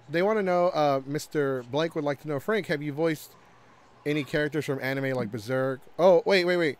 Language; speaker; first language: English; early bilingual, other home language; Spanish